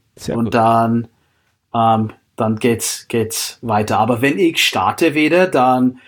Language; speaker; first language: German; non-native, fluent; English